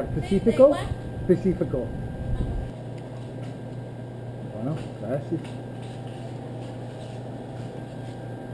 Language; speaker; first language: Spanish; non-native, learner; English